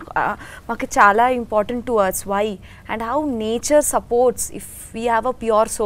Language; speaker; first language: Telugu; non-native, learner; Bangla